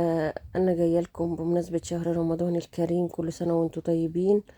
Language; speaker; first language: Arabic; native; Arabic